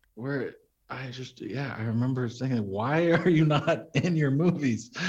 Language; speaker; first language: English; native; English